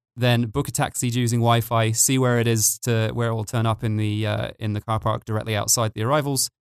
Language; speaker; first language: English; native; English